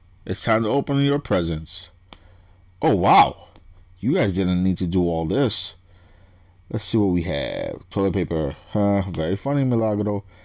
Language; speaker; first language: English; native; English